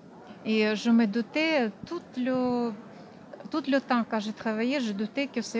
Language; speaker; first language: French; non-native, fluent; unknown